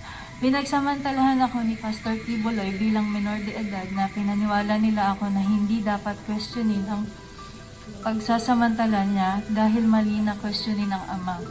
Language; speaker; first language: Filipino; native; Filipino